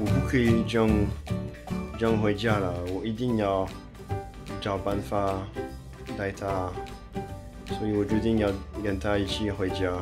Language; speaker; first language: Chinese; non-native, fluent; French